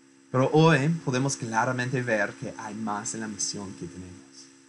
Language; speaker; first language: Spanish; non-native, fluent; English